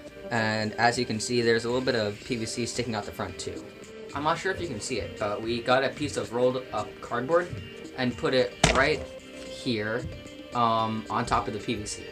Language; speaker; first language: English; native; English